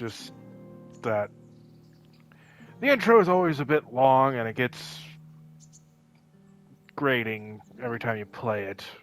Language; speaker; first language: English; native; English